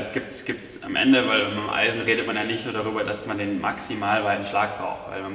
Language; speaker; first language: German; native; German